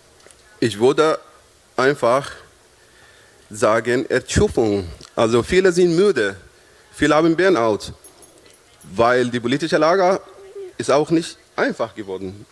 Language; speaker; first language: German; non-native, fluent; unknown